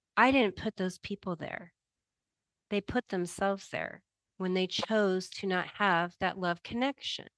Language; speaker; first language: English; native; English